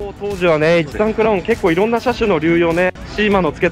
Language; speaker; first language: Japanese; native; Japanese